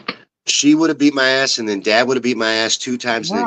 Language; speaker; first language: English; native; English